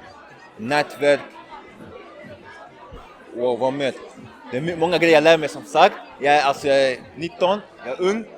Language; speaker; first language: Swedish; early bilingual, other home language; Somali